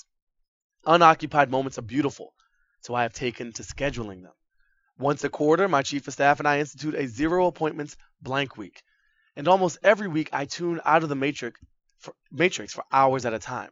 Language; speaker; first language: English; native; English